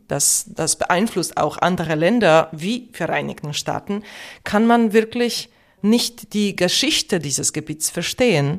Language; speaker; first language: German; non-native, fluent; Polish